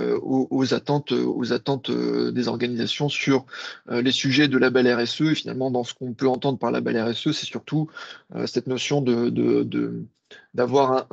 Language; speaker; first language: French; native; French